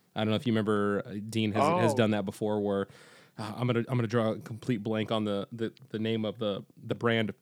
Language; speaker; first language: English; native; English